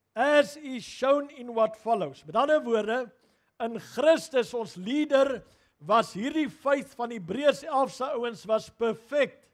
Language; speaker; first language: English; non-native, local second language; Afrikaans